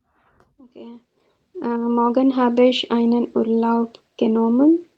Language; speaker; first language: German; non-native, learner; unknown